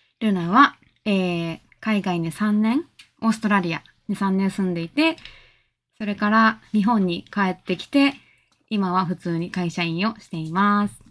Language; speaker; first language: Japanese; native; Japanese